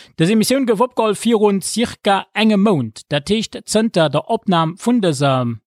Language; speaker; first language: Luxembourgish; native; Luxembourgish